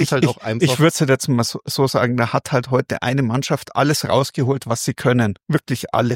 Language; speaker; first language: German; native; German